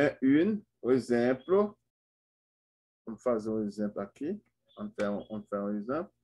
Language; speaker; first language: French; non-native, local second language; Haitian Creole